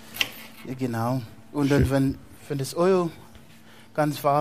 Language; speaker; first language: German; non-native, fluent; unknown